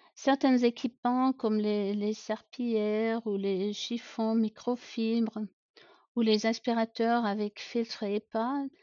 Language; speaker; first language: French; non-native, fluent; German